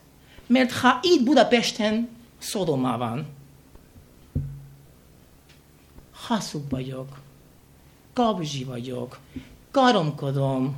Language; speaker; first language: Hungarian; non-native, fluent; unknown